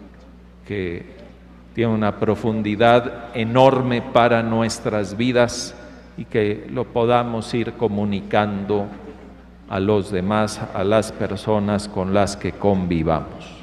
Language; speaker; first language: Spanish; native; Spanish